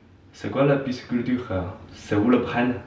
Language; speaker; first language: French; non-native, learner; Chinese